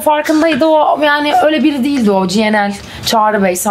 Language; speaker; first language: Turkish; native; Turkish